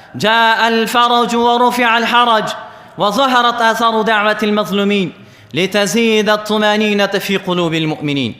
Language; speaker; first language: Arabic; non-native, fluent; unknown